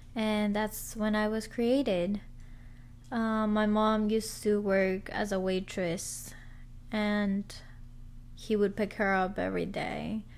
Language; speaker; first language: English; early bilingual, other home language; Spanish